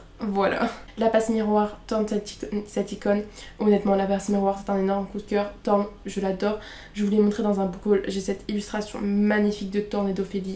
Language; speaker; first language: French; native; French